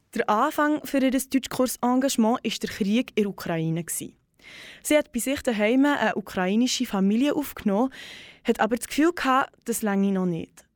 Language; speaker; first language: German; native; German